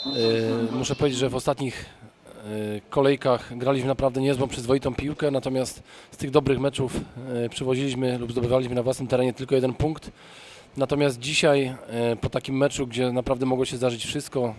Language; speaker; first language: Polish; native; Polish